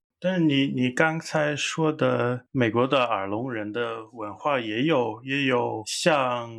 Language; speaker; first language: Chinese; non-native, fluent; English